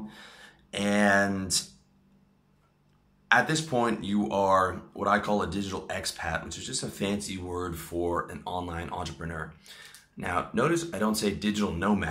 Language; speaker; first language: English; native; English